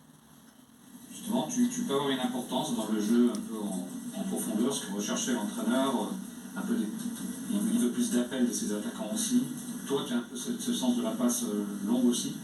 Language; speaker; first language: French; native; French